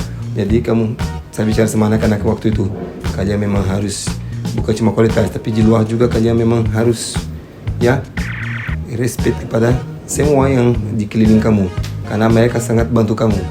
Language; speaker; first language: Indonesian; non-native, fluent; Portuguese